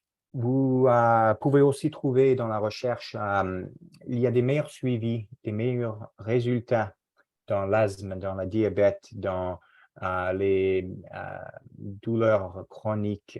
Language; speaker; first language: French; non-native, fluent; English